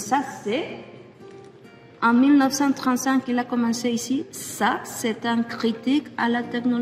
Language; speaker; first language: French; non-native, learner; Spanish